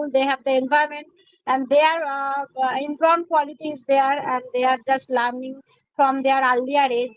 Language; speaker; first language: English; non-native, learner; Bangla